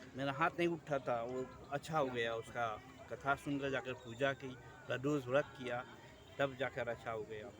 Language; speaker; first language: Hindi; early bilingual, heritage; Hindi